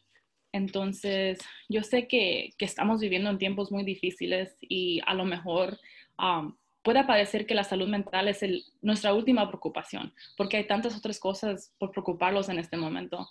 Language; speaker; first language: Spanish; early bilingual, heritage; Spanish